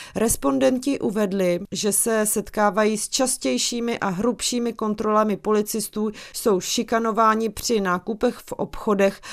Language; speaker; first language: Czech; native; Czech